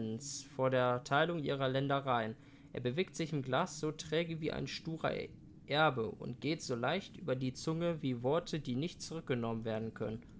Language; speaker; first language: German; native; German